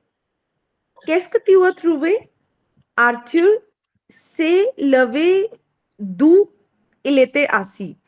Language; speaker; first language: French; non-native, learner; Hindi